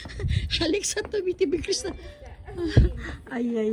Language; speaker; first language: Japanese; non-native, learner; Filipino